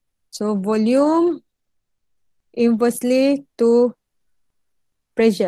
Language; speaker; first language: English; non-native, local second language; Malay